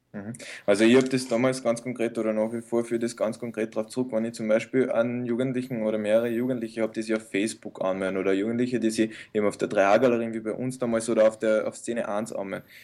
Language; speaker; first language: German; early bilingual, other home language; Bosnian